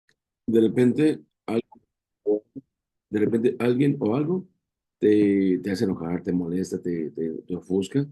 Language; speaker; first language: Spanish; native; Spanish